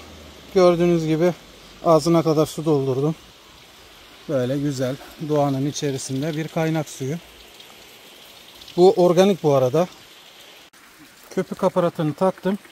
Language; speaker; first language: Turkish; native; Turkish